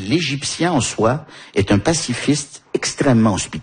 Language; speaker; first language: French; early bilingual, other home language; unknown